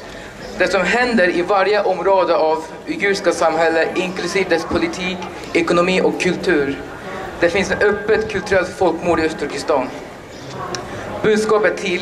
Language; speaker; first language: Swedish; non-native, learner; Uyghur